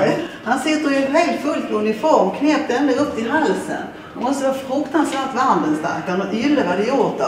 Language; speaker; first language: Swedish; native; Swedish